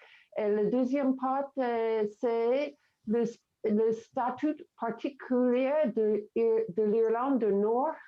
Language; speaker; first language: French; non-native, fluent; English